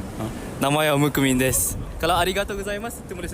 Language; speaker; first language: Malay; native; Malay